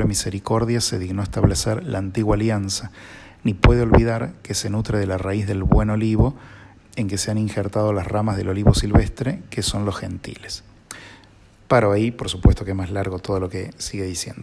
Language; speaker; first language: Spanish; native; Spanish